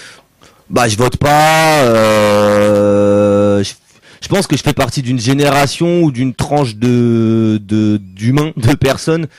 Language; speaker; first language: French; native; French